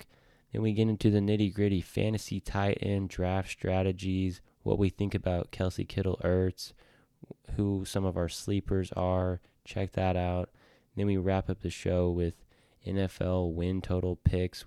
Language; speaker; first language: English; native; English